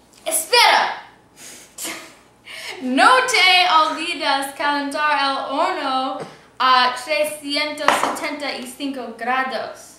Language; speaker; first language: Spanish; non-native, learner; English